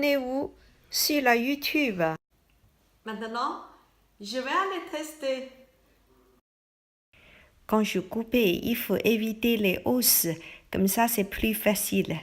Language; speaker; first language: French; non-native, learner; Chinese